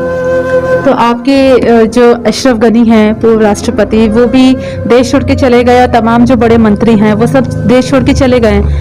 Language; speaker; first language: Hindi; native; Hindi